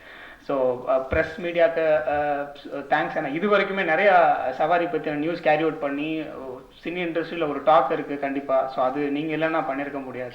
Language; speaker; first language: Tamil; native; Tamil